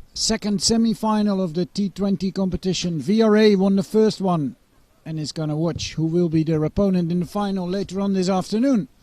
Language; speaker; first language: English; non-native, fluent; Dutch